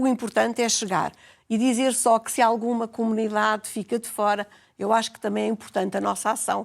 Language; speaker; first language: Portuguese; native; Portuguese